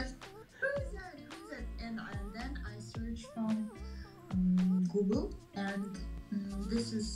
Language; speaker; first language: English; non-native, learner; Kazakh